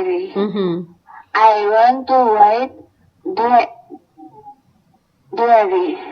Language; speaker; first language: English; non-native, learner; Indonesian